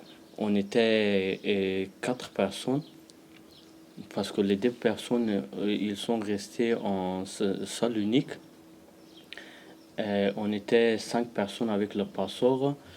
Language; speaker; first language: French; non-native, learner; Pashto